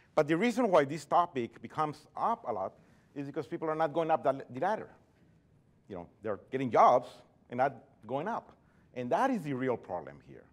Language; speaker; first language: English; non-native, fluent; Spanish